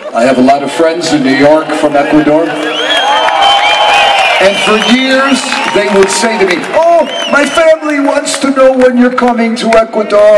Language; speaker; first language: English; native; English